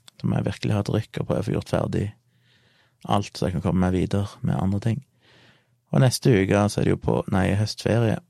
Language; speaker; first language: Norwegian; native; Norwegian